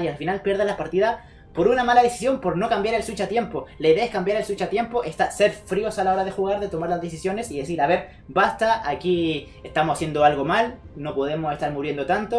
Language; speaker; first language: Spanish; native; Spanish